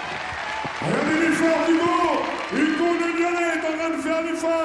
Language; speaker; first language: French; native; French